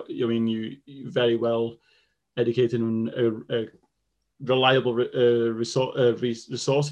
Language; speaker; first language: English; non-native, local second language; Welsh